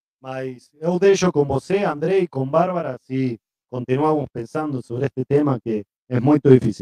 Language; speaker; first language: Portuguese; non-native, learner; Spanish